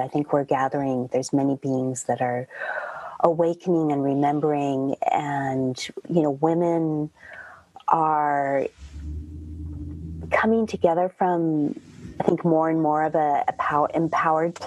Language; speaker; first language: English; native; English